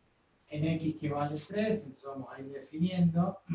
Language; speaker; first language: Spanish; native; Spanish